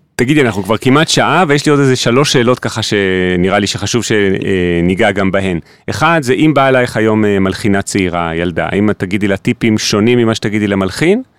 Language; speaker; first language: Hebrew; native; Hebrew